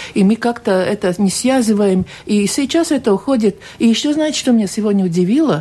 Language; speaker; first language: Russian; non-native, local second language; Latvian